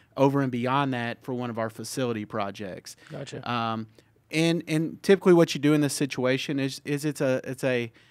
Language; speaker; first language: English; native; English